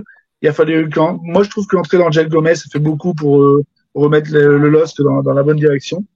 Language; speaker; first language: French; native; French